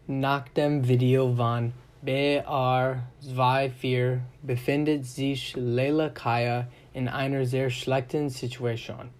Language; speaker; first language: German; non-native, learner; English